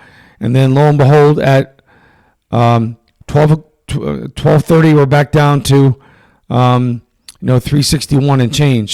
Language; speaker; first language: English; native; English